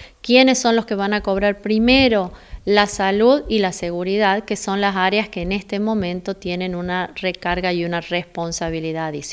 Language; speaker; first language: Spanish; native; Spanish